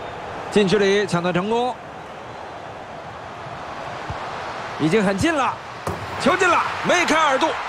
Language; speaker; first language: Chinese; native; Chinese